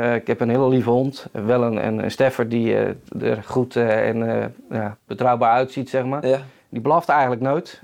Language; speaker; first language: Dutch; native; Dutch